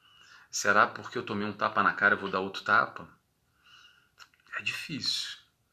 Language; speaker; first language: Portuguese; native; Portuguese